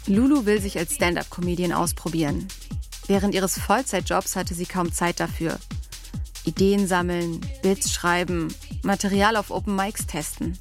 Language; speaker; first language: German; native; German